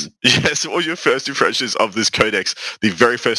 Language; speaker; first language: English; native; English